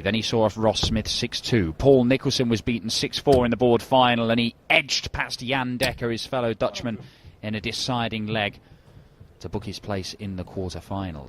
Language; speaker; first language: English; native; English